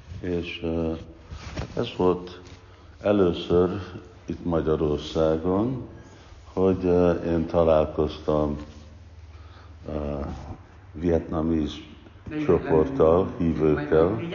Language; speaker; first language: Hungarian; non-native, fluent; English